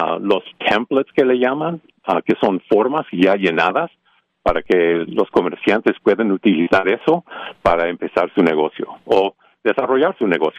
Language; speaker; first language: Spanish; early bilingual, heritage; Spanish